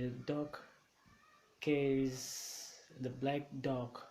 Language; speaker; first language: English; non-native, learner; Indonesian